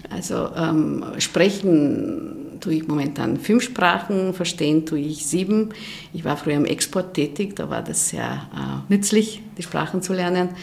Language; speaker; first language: German; non-native, fluent; Hungarian